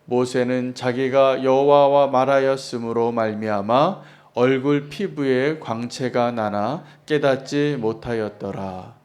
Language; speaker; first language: Korean; native; Korean